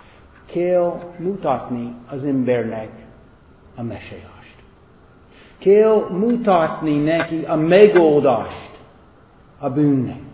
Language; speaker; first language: Hungarian; non-native, fluent; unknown